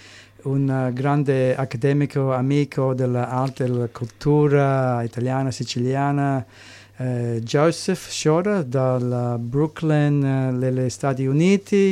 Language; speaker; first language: Italian; early bilingual, heritage; English